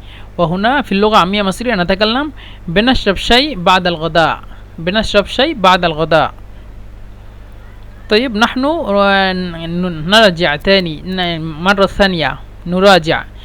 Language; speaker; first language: Arabic; non-native, fluent; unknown